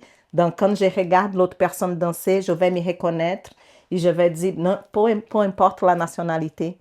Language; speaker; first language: French; non-native, learner; Portuguese